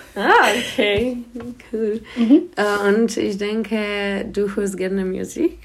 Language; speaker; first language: German; non-native, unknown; Polish